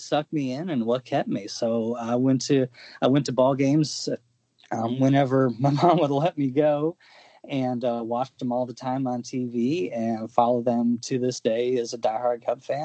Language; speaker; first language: English; native; English